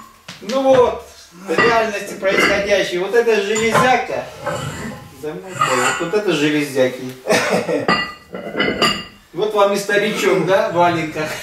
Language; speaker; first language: Russian; native; Russian